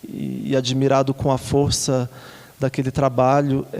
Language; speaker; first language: Portuguese; native; Portuguese